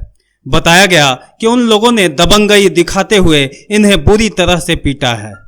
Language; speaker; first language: Hindi; native; Hindi